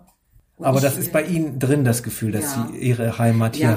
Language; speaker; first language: German; native; German